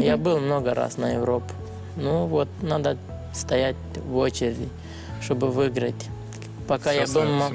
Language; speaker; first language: Russian; non-native, learner; Romanian